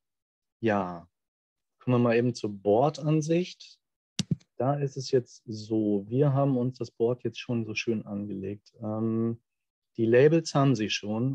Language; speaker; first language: German; native; German